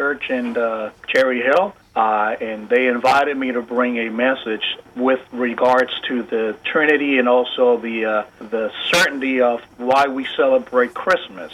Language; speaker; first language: English; non-native, fluent; Spanish